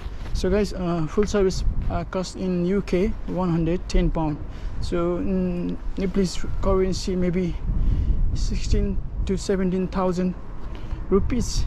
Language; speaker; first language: English; non-native, learner; Nepali